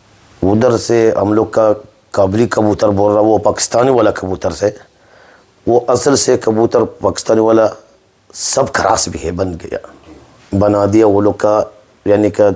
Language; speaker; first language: Hindi; non-native, learner; Arabic